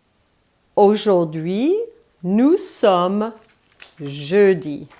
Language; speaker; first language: French; non-native, fluent; English